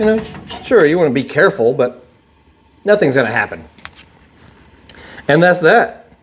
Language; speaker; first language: English; native; English